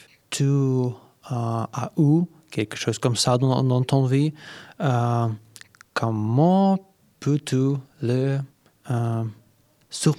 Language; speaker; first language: French; non-native, learner; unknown